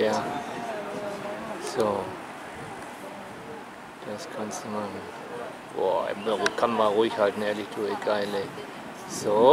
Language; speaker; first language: German; native; German